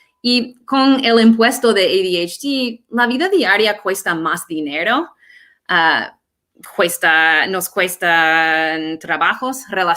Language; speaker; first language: Spanish; non-native, fluent; English